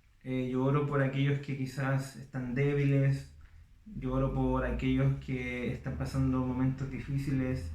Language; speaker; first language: Spanish; native; Spanish